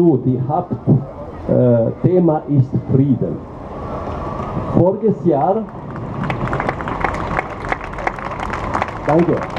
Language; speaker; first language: German; non-native, learner; Albanian